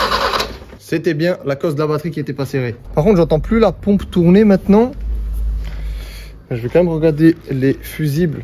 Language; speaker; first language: French; native; French